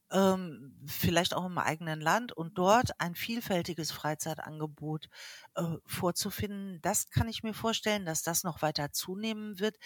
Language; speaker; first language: German; native; German